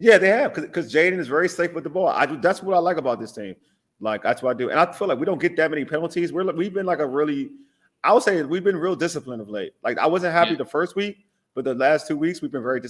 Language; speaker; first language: English; native; English